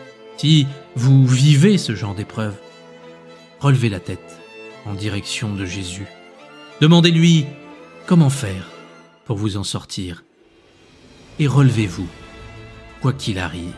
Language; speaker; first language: French; native; French